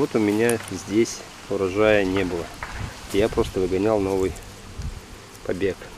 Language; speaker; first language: Russian; native; Russian